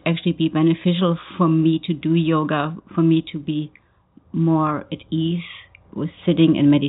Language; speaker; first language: English; non-native, fluent; German